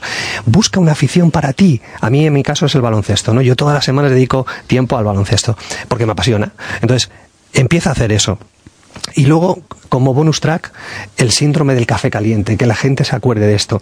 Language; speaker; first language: Spanish; native; Spanish